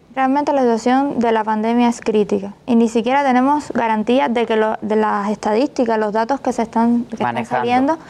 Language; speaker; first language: Spanish; native; Spanish